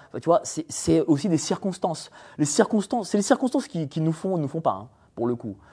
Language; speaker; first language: French; early bilingual, other home language; Polish